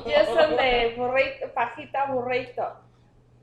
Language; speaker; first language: English; non-native, learner; Spanish